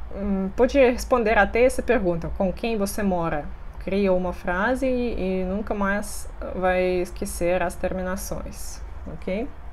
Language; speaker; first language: Portuguese; non-native, fluent; Russian